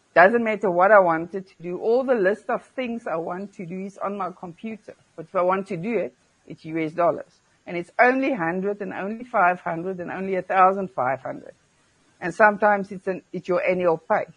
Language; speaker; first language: English; non-native, local second language; Afrikaans